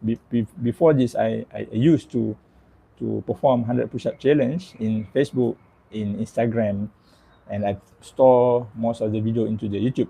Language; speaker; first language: English; non-native, local second language; Malay